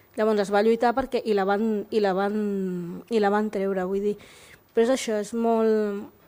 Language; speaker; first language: Catalan; native; Catalan